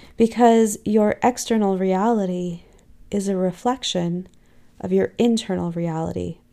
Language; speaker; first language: English; native; English